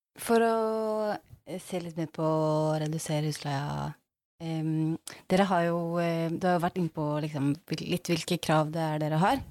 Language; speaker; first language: Norwegian; native; Norwegian